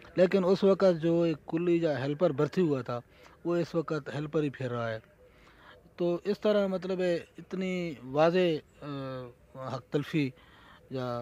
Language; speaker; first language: Urdu; non-native, local second language; Punjabi